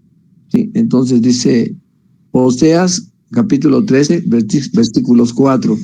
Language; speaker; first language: Spanish; native; Spanish